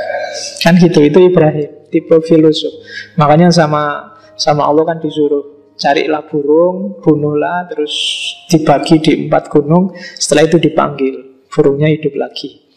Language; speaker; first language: Indonesian; native; Indonesian